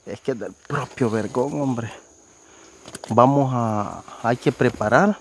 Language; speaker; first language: Spanish; native; Spanish